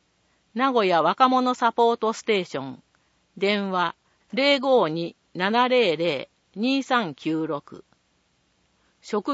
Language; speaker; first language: Japanese; native; Japanese